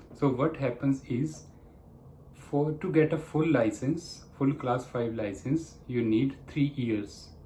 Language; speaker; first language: English; non-native, local second language; Punjabi